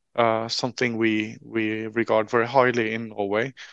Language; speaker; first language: English; non-native, fluent; Norwegian